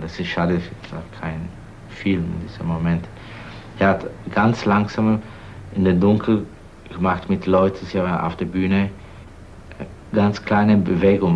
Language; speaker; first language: German; non-native, fluent; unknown